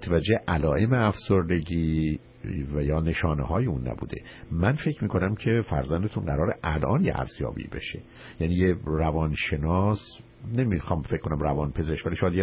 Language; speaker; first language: Persian; native; Persian